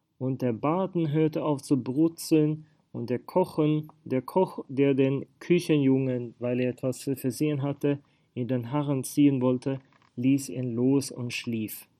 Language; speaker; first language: German; non-native, fluent; Swedish